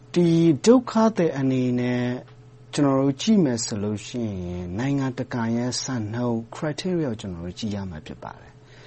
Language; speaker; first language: Burmese; non-native, local second language; Hakha Chin